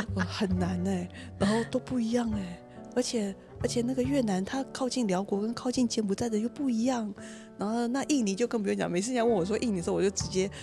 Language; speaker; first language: Chinese; native; Chinese